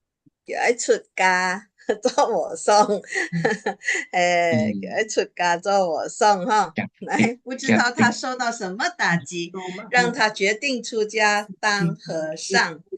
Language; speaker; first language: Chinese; non-native, local second language; Hakka Chinese